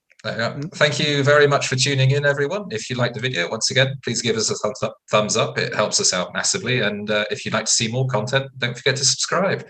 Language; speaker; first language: English; native; English